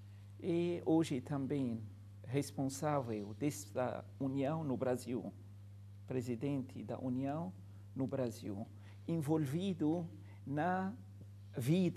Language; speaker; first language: Portuguese; non-native, fluent; Arabic